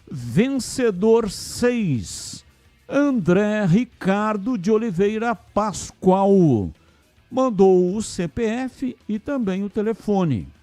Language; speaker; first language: Portuguese; native; Portuguese